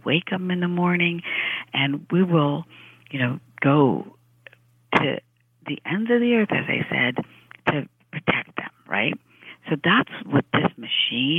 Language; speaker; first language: English; early bilingual, other home language; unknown